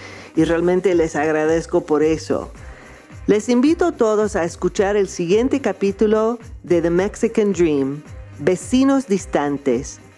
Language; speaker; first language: Spanish; non-native, fluent; English